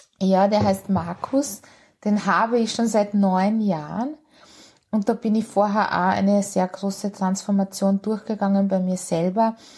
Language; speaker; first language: German; early bilingual, other home language; Hungarian